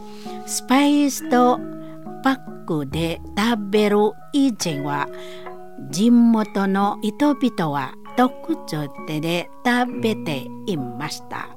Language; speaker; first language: Japanese; non-native, learner; Indonesian